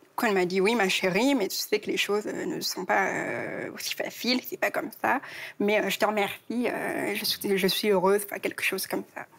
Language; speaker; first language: French; native; French